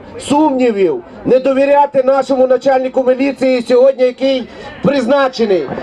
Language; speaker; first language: Ukrainian; native; Ukrainian